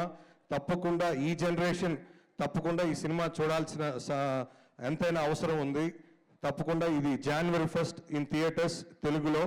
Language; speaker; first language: Telugu; native; Telugu